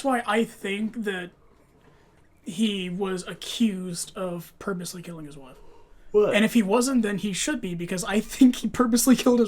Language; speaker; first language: English; native; English